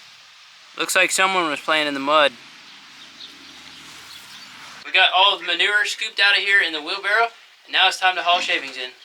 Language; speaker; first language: English; native; English